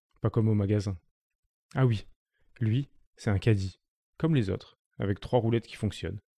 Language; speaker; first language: French; native; French